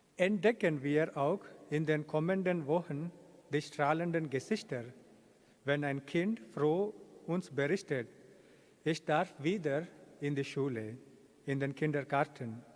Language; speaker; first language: German; non-native, fluent; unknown